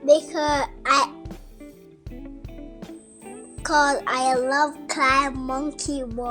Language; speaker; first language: English; non-native, local second language; Jamaican Creole English